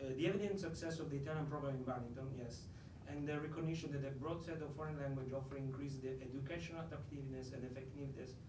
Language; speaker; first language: English; non-native, fluent; Italian